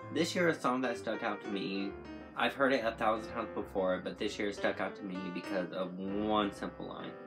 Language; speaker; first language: English; native; English